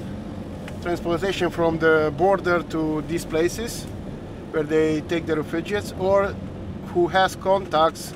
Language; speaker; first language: English; non-native, learner; Romanian